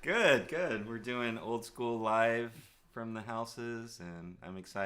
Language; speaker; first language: English; native; English